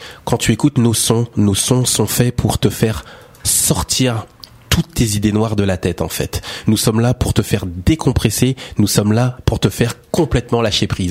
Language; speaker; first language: French; native; French